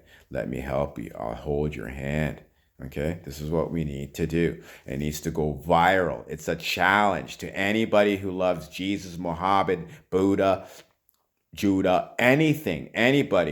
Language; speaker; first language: English; native; English